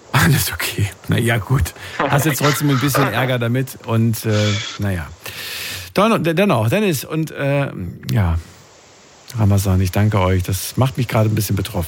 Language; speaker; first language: German; native; German